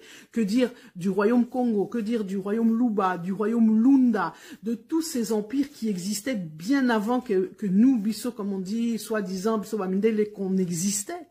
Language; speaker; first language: French; non-native, local second language; Lingala